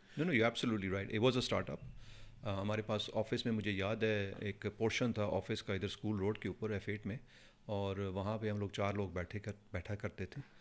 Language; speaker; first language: Urdu; non-native, fluent; Punjabi